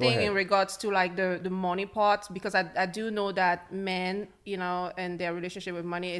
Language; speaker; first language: English; non-native, local second language; French